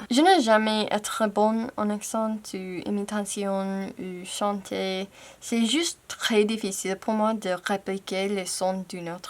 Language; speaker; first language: French; non-native, fluent; English